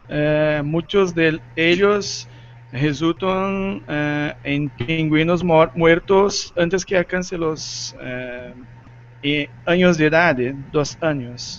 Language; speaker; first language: Spanish; non-native, learner; Portuguese